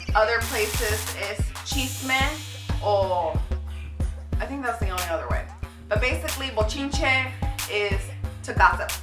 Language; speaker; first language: English; native; English